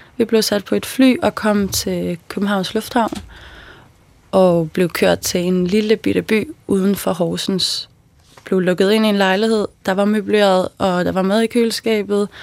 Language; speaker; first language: Danish; early bilingual, other home language; Persian